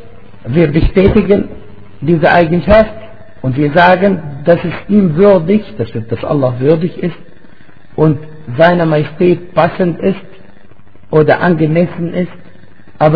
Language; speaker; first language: German; non-native, fluent; Arabic